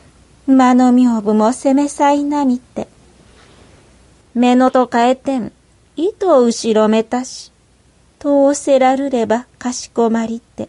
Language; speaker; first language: Japanese; native; Japanese